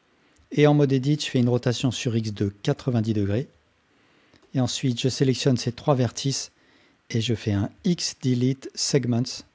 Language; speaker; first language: French; native; French